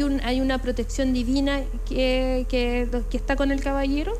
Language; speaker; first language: Spanish; native; Spanish